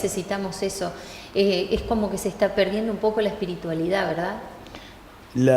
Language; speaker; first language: Spanish; native; Spanish